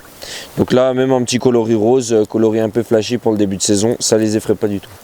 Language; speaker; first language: French; native; French